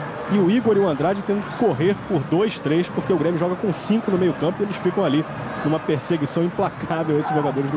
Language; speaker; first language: Portuguese; native; Portuguese